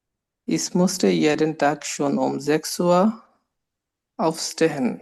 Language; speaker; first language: German; non-native, learner; Bangla